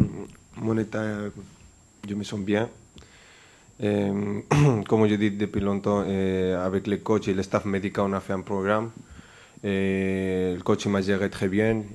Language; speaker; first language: French; non-native, fluent; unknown